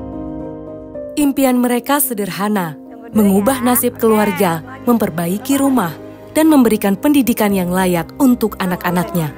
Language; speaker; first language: Indonesian; native; Indonesian